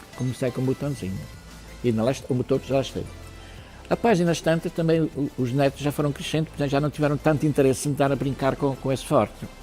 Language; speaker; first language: Portuguese; early bilingual, other home language; Italian